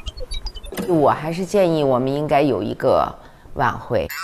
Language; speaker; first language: Chinese; native; Chinese